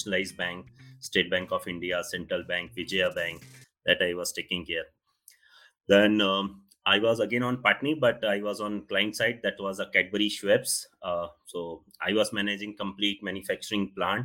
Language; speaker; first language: English; non-native, local second language; Hindi